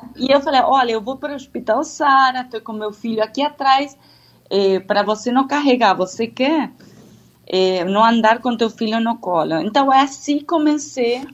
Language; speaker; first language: Portuguese; non-native, fluent; Spanish